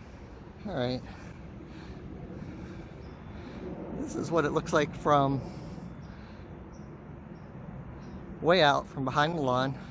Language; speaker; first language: English; native; English